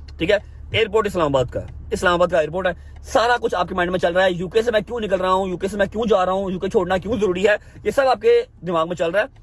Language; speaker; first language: Urdu; non-native, local second language; Punjabi